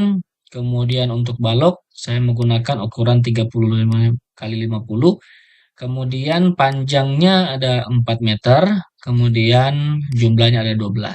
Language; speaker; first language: Indonesian; native; Indonesian